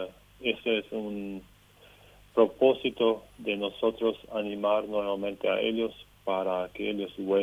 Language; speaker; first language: Spanish; non-native, local second language; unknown